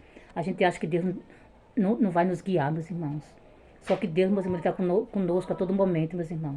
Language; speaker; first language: Portuguese; native; Portuguese